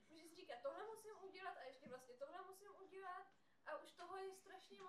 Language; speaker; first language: Czech; native; Czech